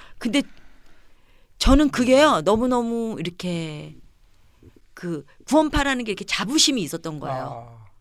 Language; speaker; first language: Korean; early bilingual, heritage; Korean